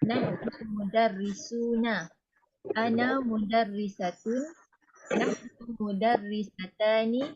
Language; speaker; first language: Arabic; non-native, learner; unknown